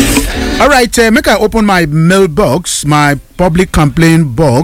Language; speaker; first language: Nigerian Pidgin; non-native, local second language; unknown